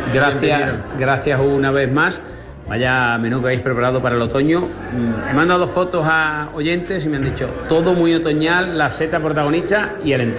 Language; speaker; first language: Spanish; native; Spanish